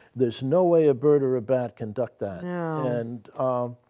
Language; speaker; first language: English; native; English